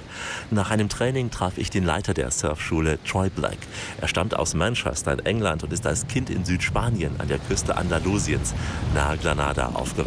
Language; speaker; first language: German; native; German